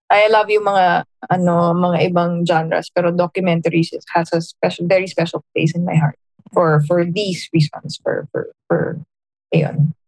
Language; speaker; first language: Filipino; native; Filipino